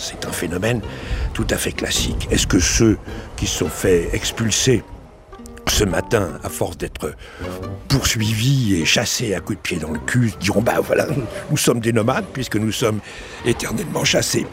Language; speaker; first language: French; native; French